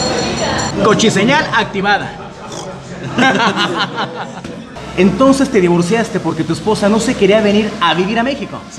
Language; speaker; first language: Spanish; native; Spanish